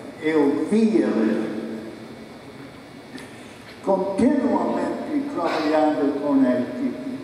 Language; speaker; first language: Portuguese; non-native, fluent; English